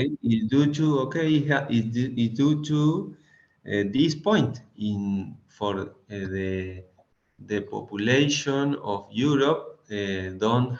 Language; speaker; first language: English; non-native, learner; Spanish